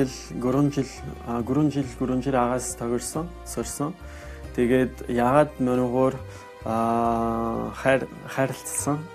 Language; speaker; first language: Mongolian; non-native, learner; French